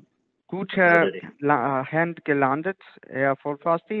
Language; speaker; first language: German; non-native, learner; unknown